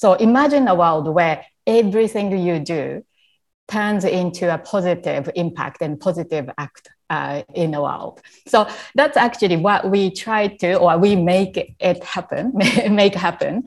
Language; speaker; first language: English; non-native, fluent; Japanese